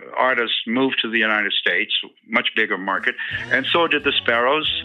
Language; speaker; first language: English; early bilingual, other home language; German